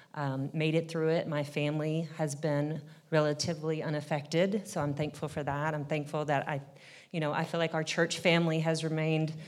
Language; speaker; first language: English; native; English